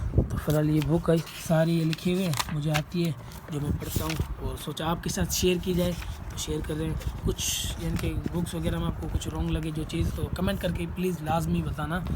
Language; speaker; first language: Urdu; non-native, local second language; Sindhi